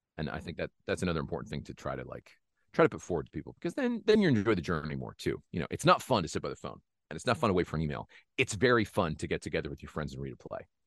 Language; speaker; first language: English; native; English